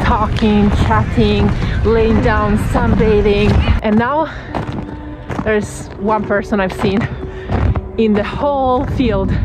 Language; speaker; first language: English; non-native, fluent; Italian